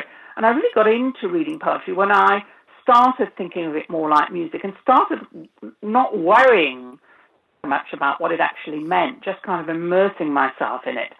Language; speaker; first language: English; native; English